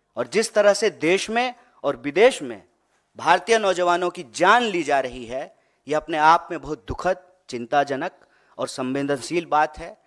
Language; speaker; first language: Hindi; native; Hindi